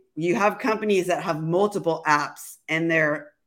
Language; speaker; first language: English; native; English